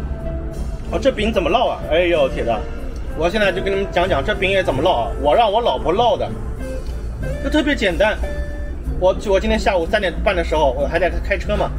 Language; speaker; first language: Chinese; native; Chinese